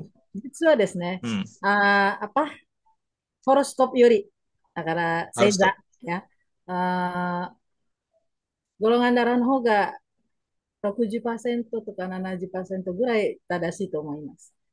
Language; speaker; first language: Japanese; non-native, learner; Indonesian